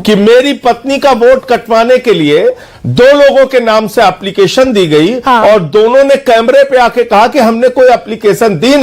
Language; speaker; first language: Hindi; native; Hindi